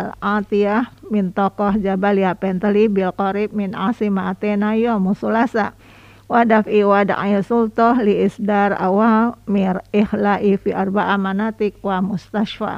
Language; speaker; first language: Arabic; non-native, fluent; Indonesian